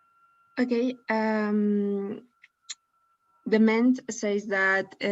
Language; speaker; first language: English; non-native, learner; Spanish